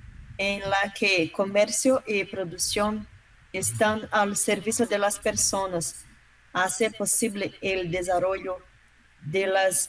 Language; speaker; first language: Spanish; non-native, learner; Portuguese